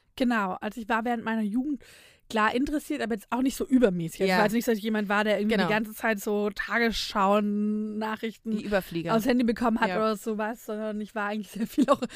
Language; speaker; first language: German; native; German